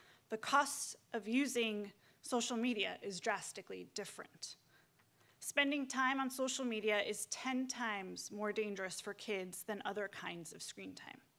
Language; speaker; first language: English; native; English